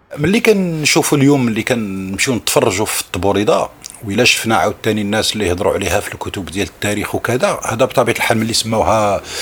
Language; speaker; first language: Arabic; native; Arabic